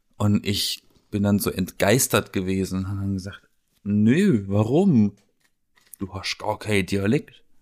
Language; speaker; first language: German; native; German